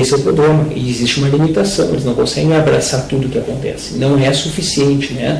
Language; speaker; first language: Portuguese; native; Portuguese